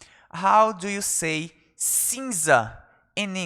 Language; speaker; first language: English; non-native, fluent; Portuguese